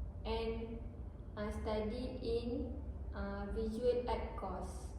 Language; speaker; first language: English; non-native, learner; Malay